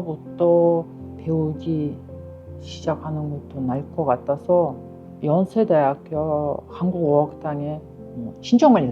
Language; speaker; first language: Korean; non-native, fluent; Kyrgyz